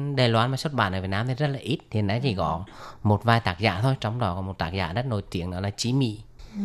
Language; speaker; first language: Vietnamese; native; Vietnamese